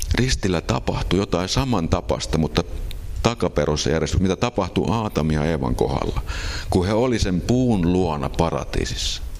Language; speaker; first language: Finnish; native; Finnish